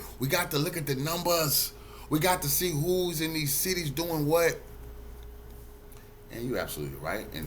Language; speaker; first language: English; native; English